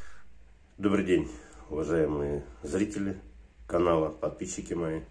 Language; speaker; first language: Russian; native; Russian